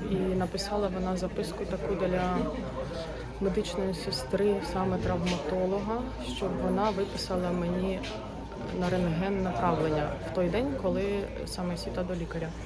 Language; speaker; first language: Ukrainian; non-native, local second language; Russian